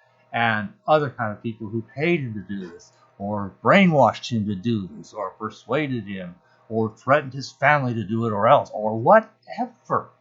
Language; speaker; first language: English; native; English